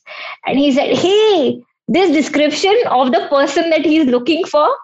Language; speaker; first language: English; non-native, local second language; Hindi